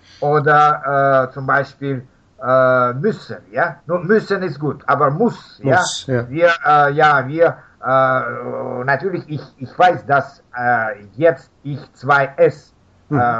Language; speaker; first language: German; non-native, fluent; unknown